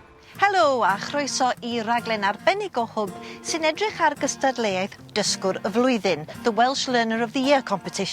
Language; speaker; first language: Welsh; native; Welsh